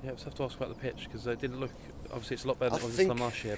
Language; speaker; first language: English; native; English